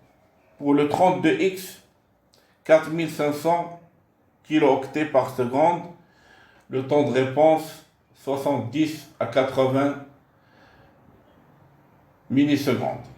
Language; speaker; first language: French; non-native, local second language; Arabic